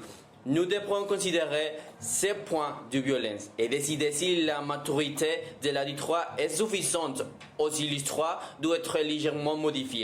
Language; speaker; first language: French; non-native, learner; Spanish